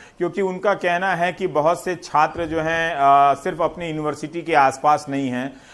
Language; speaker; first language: Hindi; native; Hindi